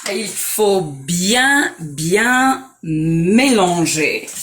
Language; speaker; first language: French; non-native, fluent; English